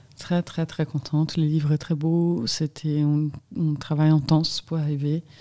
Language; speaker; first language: French; non-native, fluent; Portuguese